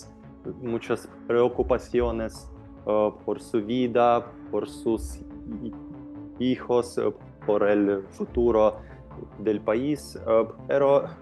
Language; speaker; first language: Spanish; non-native, fluent; Ukrainian